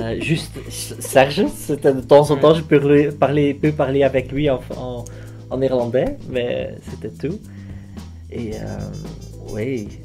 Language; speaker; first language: French; non-native, local second language; Dutch